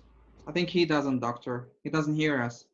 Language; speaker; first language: English; non-native, fluent; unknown